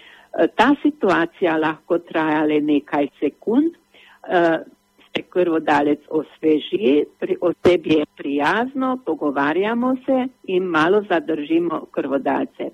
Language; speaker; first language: Slovenian; native; Slovenian